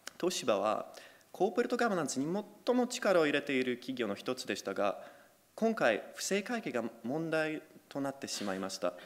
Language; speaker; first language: Japanese; non-native, fluent; Polish